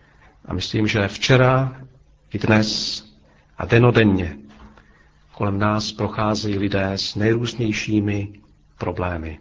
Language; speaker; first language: Czech; native; Czech